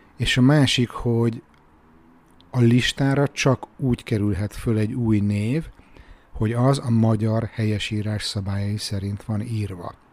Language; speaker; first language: Hungarian; native; Hungarian